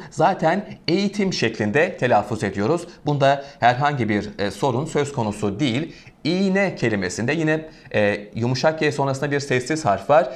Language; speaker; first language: Turkish; native; Turkish